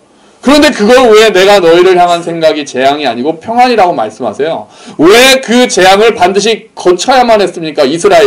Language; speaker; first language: Korean; native; Korean